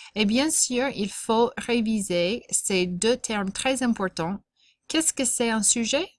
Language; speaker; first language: French; non-native, fluent; English